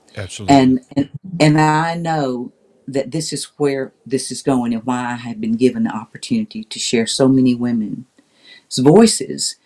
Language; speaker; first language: English; native; English